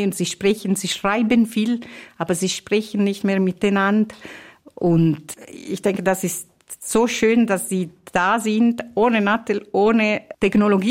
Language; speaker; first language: German; non-native, learner; Italian